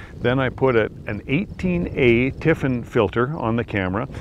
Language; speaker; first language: English; native; English